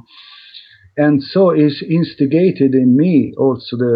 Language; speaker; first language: English; non-native, fluent; Italian